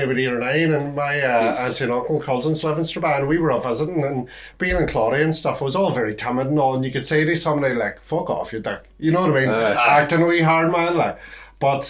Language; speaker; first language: English; native; English